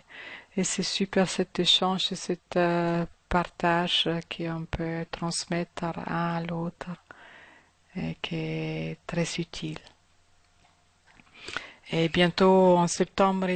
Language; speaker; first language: French; non-native, fluent; German